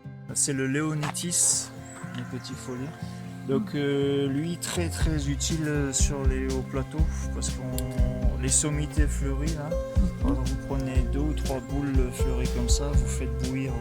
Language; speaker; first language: French; native; French